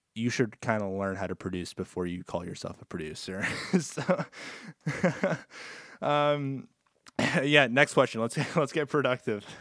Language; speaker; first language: English; native; English